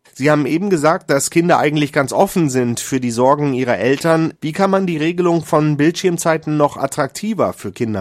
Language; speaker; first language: German; native; German